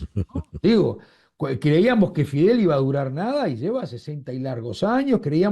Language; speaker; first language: Spanish; native; Spanish